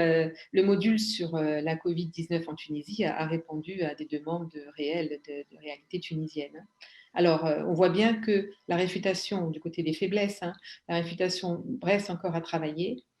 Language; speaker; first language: French; native; French